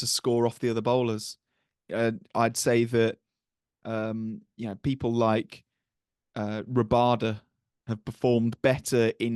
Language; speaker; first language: English; native; English